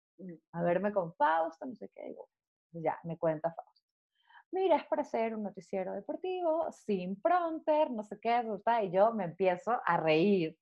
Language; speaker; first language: Spanish; native; Spanish